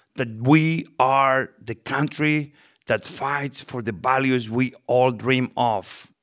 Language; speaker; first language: English; non-native, fluent; Spanish